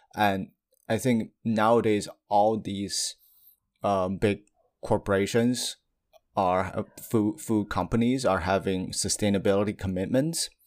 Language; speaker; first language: English; non-native, fluent; Chinese